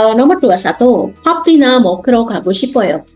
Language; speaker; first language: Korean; non-native, fluent; Indonesian